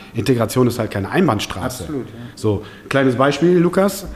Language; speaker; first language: German; native; German